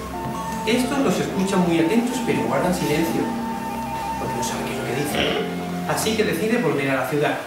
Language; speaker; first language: Spanish; native; Spanish